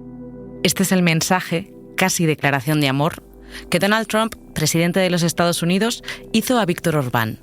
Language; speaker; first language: Spanish; native; Spanish